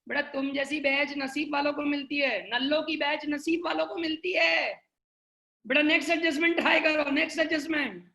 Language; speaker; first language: Hindi; non-native, local second language; Gujarati